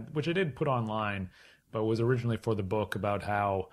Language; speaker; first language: English; native; English